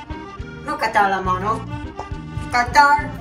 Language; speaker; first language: Spanish; non-native, learner; English